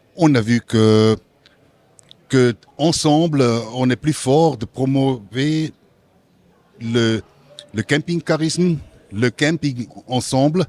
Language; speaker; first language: French; non-native, local second language; German